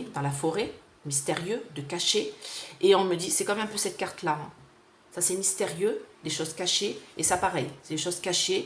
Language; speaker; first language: French; native; French